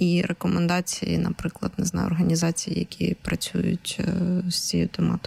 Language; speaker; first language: Ukrainian; native; Ukrainian